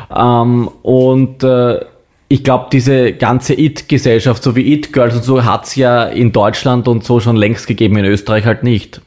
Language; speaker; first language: German; native; German